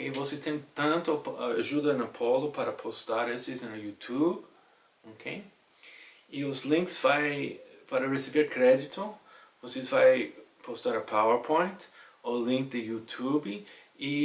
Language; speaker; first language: Portuguese; non-native, fluent; English